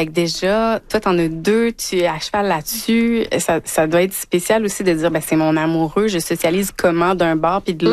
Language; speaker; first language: French; native; French